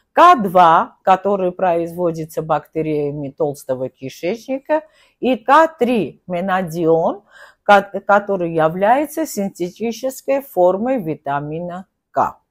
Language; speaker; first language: Russian; non-native, local second language; Armenian